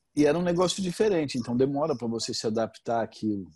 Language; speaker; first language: Portuguese; native; Portuguese